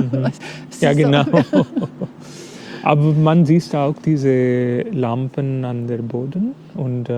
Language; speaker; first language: German; non-native, fluent; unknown